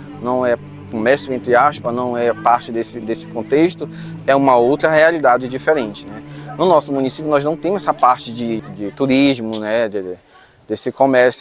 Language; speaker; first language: Portuguese; native; Portuguese